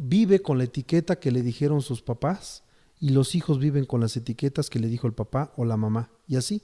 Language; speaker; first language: Spanish; native; Spanish